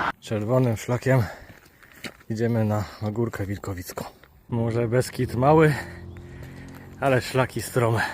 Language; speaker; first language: Polish; native; Polish